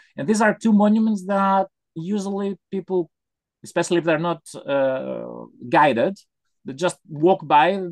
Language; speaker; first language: English; non-native, fluent; Greek